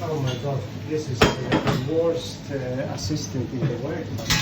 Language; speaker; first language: English; non-native, fluent; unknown